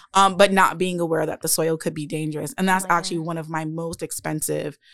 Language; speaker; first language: English; native; English